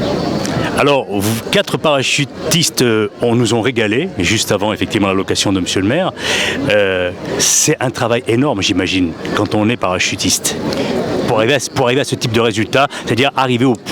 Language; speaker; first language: French; native; French